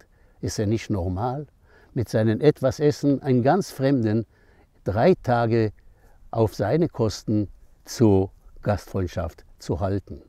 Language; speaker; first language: German; non-native, fluent; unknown